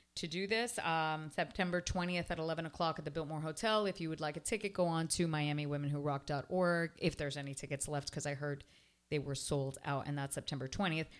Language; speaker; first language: English; native; English